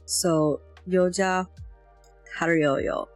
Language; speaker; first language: Korean; non-native, learner; English